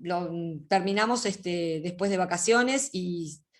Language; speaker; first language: Spanish; native; Spanish